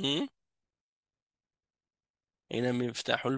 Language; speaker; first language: Arabic; non-native, fluent; French